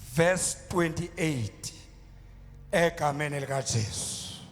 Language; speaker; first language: Zulu; non-native, local second language; Xhosa